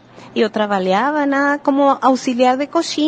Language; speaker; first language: Portuguese; non-native, fluent; Spanish